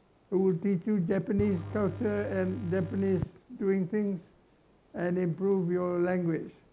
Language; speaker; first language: English; non-native, local second language; Malay